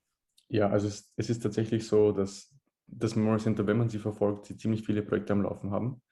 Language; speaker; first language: German; early bilingual, other home language; Bosnian